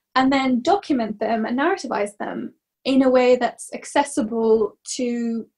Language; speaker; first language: English; native; English